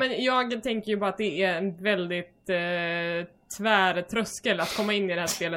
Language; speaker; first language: Swedish; native; Swedish